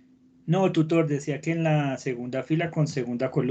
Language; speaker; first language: Spanish; native; Spanish